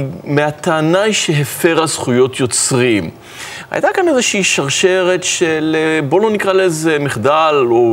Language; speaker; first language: Hebrew; native; Hebrew